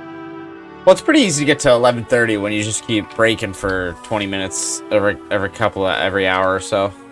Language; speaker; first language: English; native; English